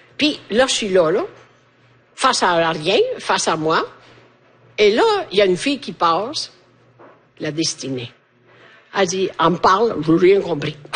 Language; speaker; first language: French; non-native, fluent; Italian